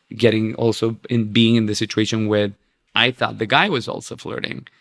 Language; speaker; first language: English; non-native, fluent; Spanish